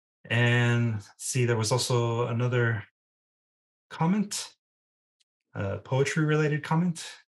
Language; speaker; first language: English; early bilingual, other home language; Spanish